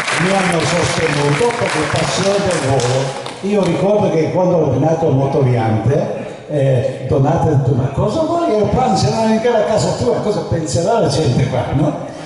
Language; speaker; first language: Italian; non-native, fluent; Hungarian